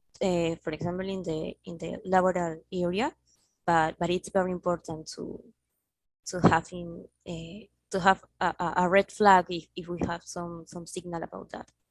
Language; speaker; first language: English; non-native, learner; Spanish